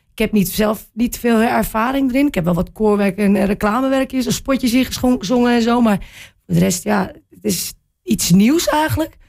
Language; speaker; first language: Dutch; native; Dutch